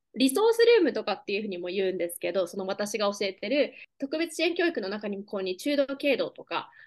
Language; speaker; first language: Japanese; native; Japanese